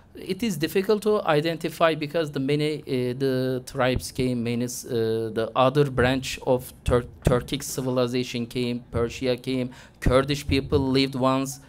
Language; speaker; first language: English; non-native, fluent; Turkish